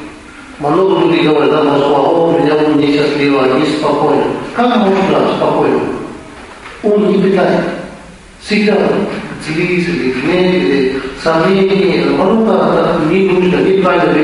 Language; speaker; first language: Russian; non-native, learner; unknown